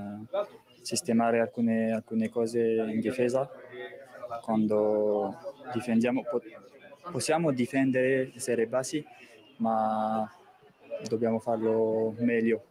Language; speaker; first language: Italian; non-native, fluent; French